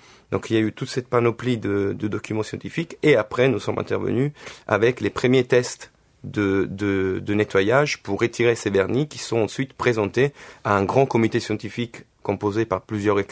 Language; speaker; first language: French; non-native, fluent; Italian